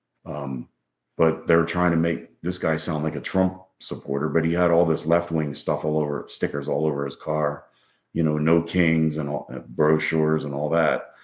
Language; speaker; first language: English; native; English